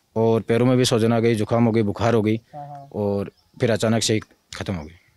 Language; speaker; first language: Hindi; native; Hindi